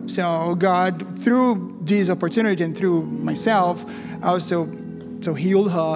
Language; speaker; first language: English; non-native, fluent; Portuguese